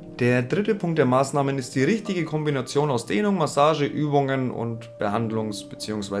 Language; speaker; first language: German; native; German